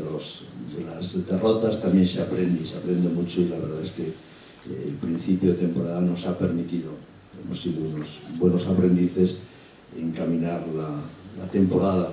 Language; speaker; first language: Spanish; native; Spanish